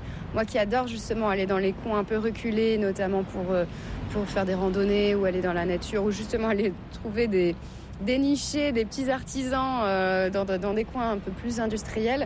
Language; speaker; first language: French; native; French